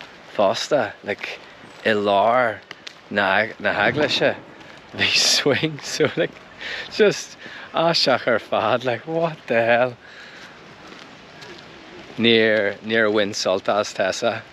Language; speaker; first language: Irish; non-native, local second language; English